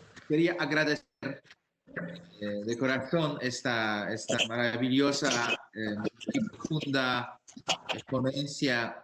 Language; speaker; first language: Spanish; non-native, fluent; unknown